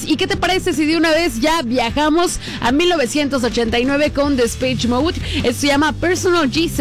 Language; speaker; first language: Spanish; native; Spanish